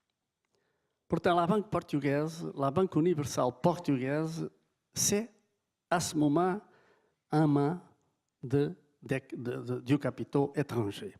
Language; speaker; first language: French; non-native, fluent; Portuguese